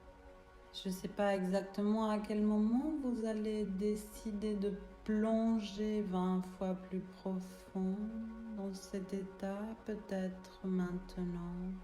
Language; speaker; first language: French; native; French